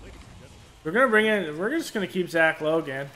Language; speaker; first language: English; native; English